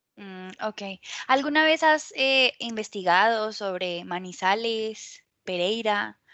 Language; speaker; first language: Spanish; native; Spanish